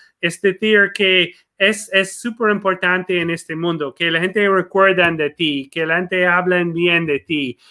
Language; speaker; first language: Spanish; non-native, fluent; English